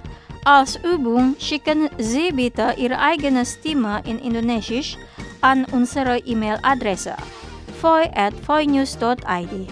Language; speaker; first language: German; non-native, fluent; Indonesian